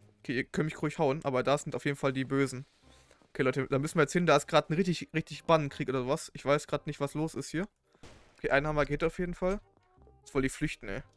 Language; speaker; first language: German; native; German